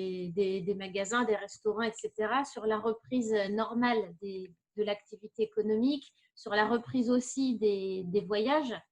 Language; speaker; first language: French; native; French